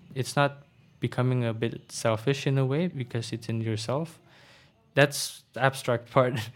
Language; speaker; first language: English; non-native, fluent; Indonesian